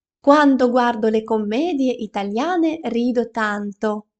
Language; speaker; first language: Italian; non-native, fluent; Ukrainian